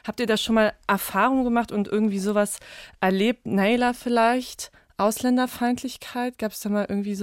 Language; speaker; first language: German; native; German